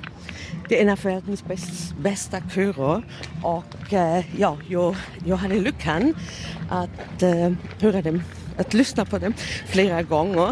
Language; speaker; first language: Swedish; non-native, fluent; German